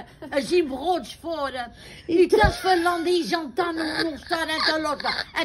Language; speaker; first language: Portuguese; native; Portuguese